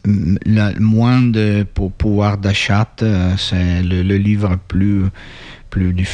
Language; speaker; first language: French; non-native, learner; Italian